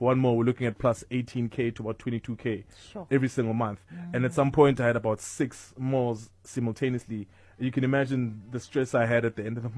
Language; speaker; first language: English; non-native, local second language; Zulu